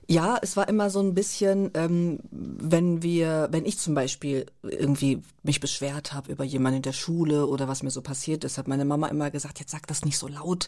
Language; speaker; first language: German; early bilingual, other home language; Turkish